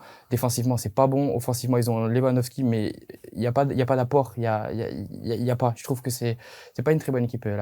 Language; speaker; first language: French; native; French